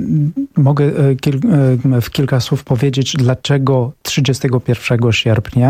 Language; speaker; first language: Polish; non-native, fluent; Romanian